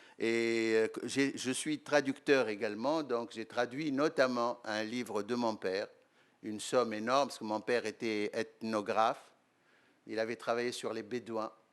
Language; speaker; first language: French; non-native, local second language; Arabic